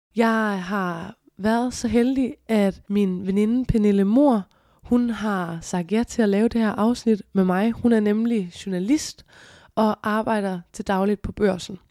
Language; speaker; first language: Danish; native; Danish